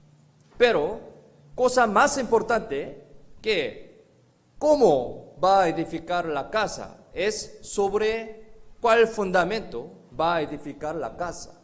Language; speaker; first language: Spanish; non-native, fluent; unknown